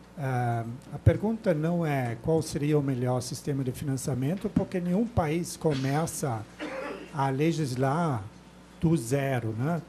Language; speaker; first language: Portuguese; non-native, fluent; German